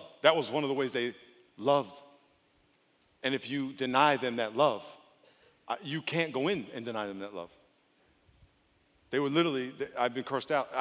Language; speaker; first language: English; native; English